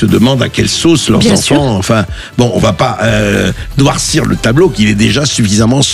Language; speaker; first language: French; native; French